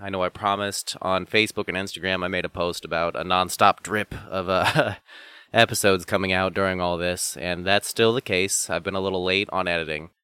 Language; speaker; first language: English; native; English